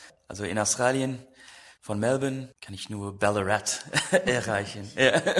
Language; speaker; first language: German; non-native, learner; English